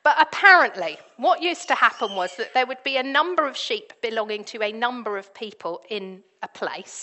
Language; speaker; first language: English; native; English